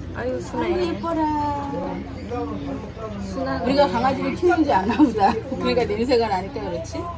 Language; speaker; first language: Korean; native; Korean